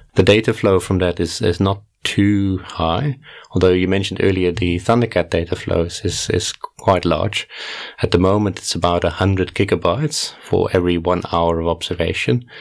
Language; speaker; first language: English; non-native, fluent; Dutch